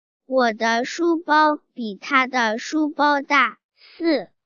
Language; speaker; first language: Chinese; non-native, learner; Swahili